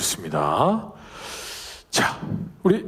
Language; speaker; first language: Korean; native; Korean